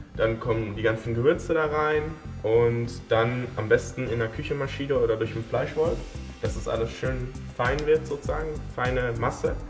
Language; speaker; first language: German; early bilingual, heritage; Dutch